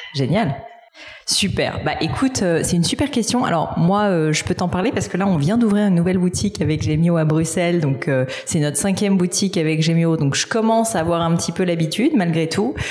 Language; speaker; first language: French; native; French